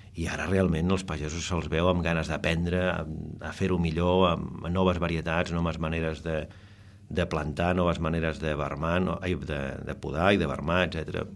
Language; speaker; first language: Catalan; non-native, local second language; Spanish